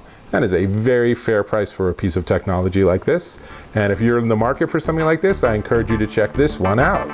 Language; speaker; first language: English; native; English